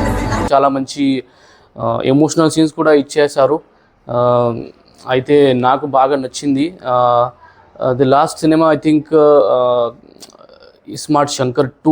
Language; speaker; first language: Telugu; non-native, learner; Marathi